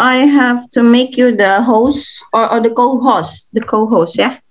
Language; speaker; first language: English; non-native, fluent; Indonesian